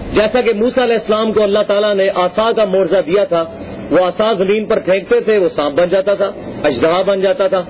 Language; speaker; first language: Urdu; non-native, local second language; Punjabi